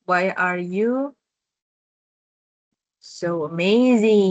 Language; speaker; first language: English; non-native, fluent; Indonesian